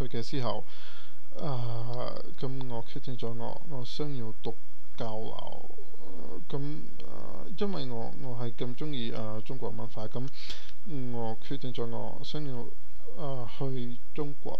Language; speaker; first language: Cantonese; non-native, learner; Portuguese